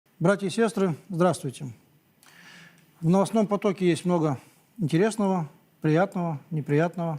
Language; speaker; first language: Russian; native; Russian